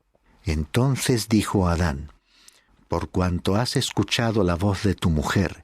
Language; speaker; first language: Spanish; native; Spanish